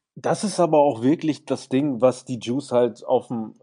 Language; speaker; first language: German; native; German